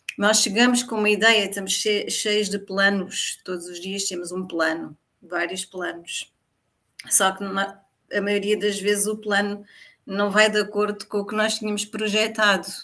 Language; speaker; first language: Portuguese; native; Portuguese